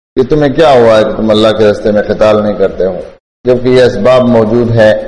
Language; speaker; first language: Urdu; non-native, local second language; Pashto